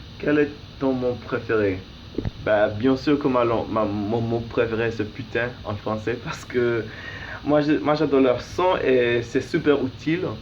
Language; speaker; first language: French; non-native, learner; English